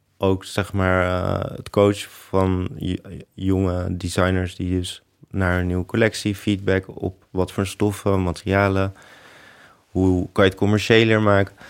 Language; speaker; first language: Dutch; native; Dutch